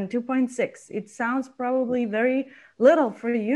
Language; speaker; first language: English; non-native, fluent; Lithuanian